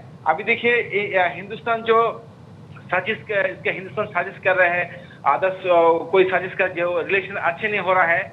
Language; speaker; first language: Hindi; non-native, fluent; Bangla